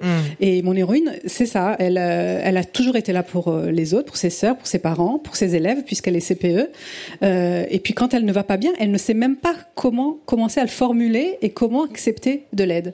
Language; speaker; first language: French; early bilingual, other home language; Italian